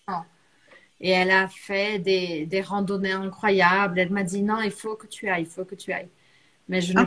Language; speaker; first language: French; non-native, fluent; Portuguese